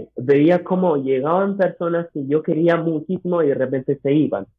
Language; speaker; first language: Spanish; early bilingual, other home language; English